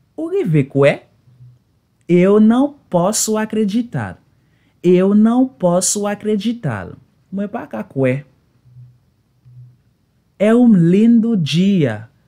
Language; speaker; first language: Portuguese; non-native, learner; Haitian Creole